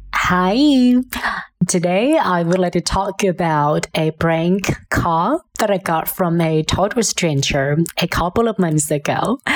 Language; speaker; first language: English; non-native, fluent; Vietnamese